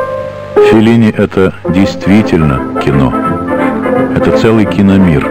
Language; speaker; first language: Russian; native; Russian